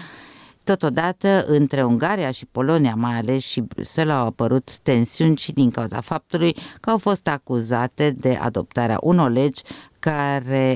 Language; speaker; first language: Romanian; native; Romanian